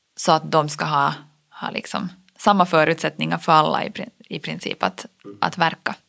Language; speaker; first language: Swedish; native; Swedish